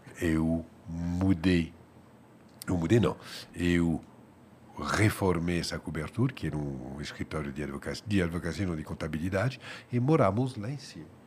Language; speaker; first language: Portuguese; non-native, fluent; French